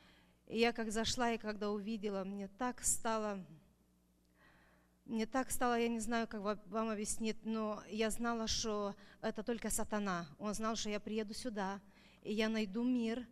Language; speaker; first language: Russian; non-native, local second language; Romanian